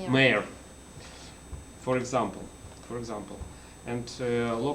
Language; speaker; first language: English; non-native, learner; Russian